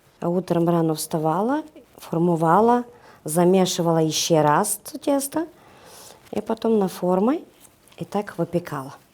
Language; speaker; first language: Ukrainian; non-native, fluent; Georgian